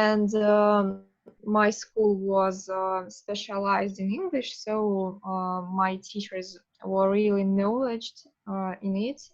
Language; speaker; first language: English; non-native, fluent; Russian